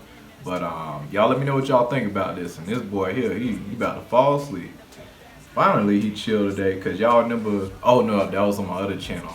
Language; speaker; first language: English; native; English